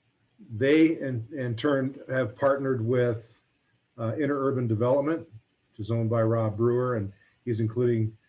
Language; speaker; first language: English; native; English